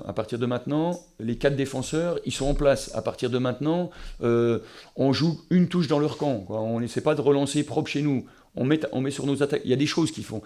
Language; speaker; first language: French; native; French